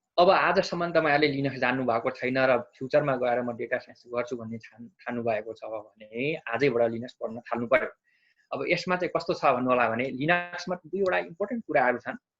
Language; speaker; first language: Nepali; native; Nepali